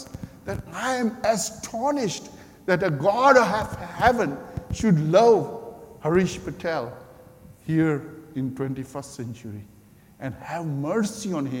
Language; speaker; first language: English; non-native, local second language; Gujarati